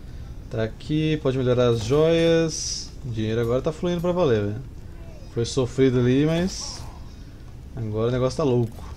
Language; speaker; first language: Portuguese; native; Portuguese